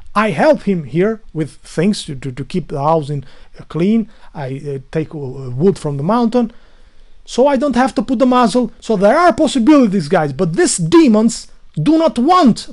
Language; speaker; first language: English; non-native, learner; Albanian